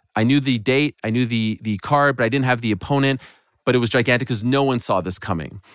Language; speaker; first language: English; native; English